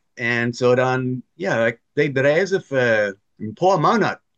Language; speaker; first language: German; non-native, learner; Plautdietsch